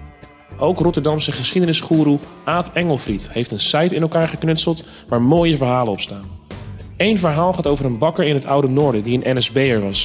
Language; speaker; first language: Dutch; native; Dutch